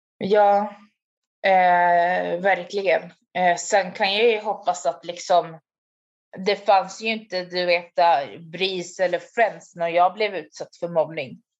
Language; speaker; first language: Swedish; native; Swedish